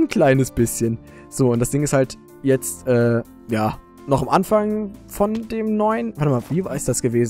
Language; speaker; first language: German; native; German